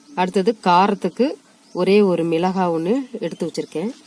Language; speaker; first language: Tamil; native; Tamil